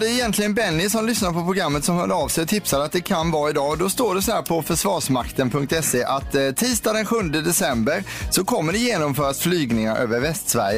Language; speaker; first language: Swedish; native; Swedish